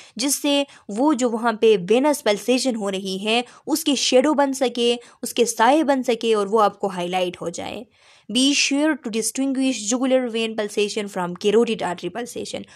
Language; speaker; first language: Urdu; non-native, local second language; Pashto